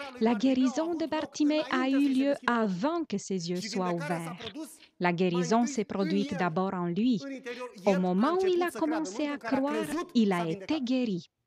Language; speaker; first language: French; non-native, fluent; Romanian